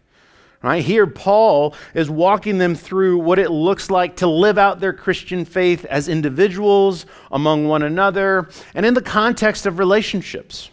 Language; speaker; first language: English; native; English